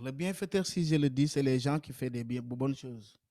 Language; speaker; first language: French; non-native, local second language; Wolof